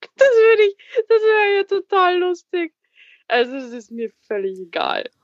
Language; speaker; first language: German; native; German